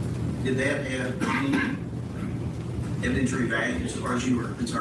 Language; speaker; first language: English; native; English